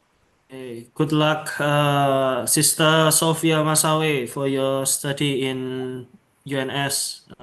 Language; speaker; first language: English; non-native, local second language; Javanese